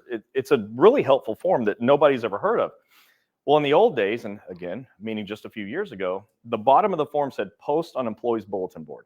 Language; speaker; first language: English; native; English